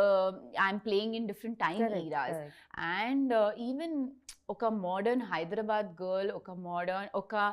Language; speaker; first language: Telugu; non-native, learner; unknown